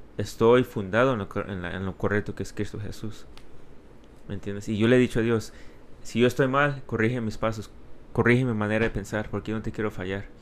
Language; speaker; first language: Spanish; early bilingual, heritage; Spanish